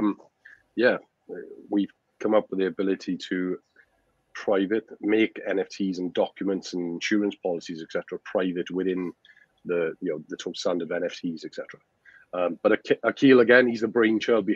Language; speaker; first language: English; native; English